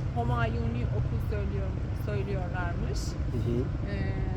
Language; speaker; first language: Turkish; non-native, learner; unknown